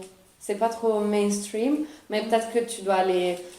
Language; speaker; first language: French; early bilingual, other home language; Italian